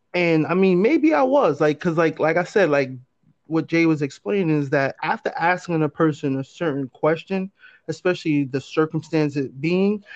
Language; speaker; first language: English; native; English